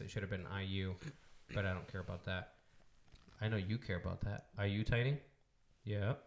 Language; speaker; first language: English; early bilingual, other home language; Spanish